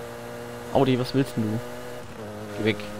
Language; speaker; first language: German; native; German